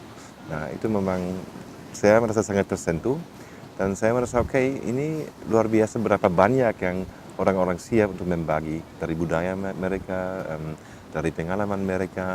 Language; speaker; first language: Indonesian; non-native, fluent; German